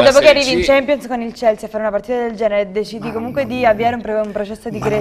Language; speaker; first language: Italian; native; Italian